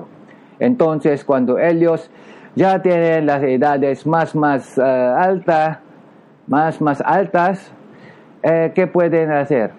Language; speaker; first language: Spanish; non-native, learner; Japanese